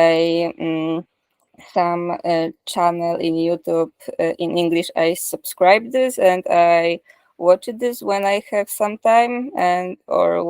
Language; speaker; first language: English; non-native, learner; Polish